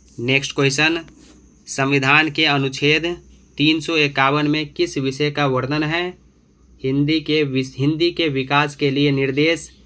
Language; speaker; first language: Hindi; native; Hindi